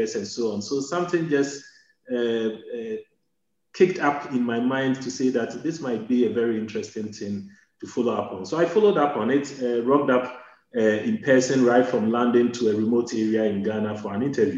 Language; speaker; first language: English; non-native, local second language; Akan